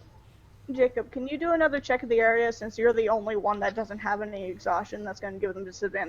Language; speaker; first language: English; native; English